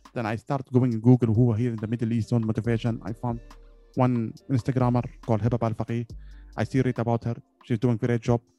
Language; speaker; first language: English; non-native, learner; Arabic